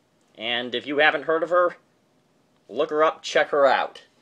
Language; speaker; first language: English; native; English